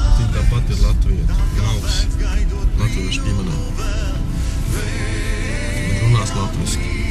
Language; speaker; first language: Latvian; native; Latvian